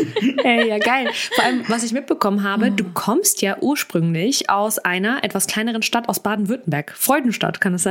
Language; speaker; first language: German; early bilingual, other home language; Russian